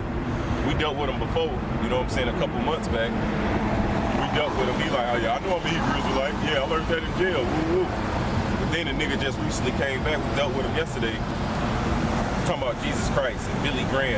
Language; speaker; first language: English; native; English